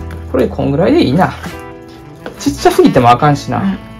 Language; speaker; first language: Japanese; native; Japanese